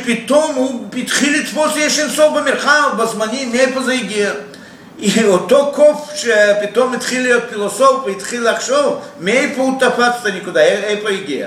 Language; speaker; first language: Hebrew; non-native, fluent; Russian